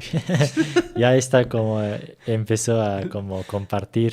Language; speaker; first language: Spanish; non-native, learner; Turkish